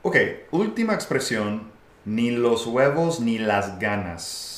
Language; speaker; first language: Spanish; non-native, fluent; English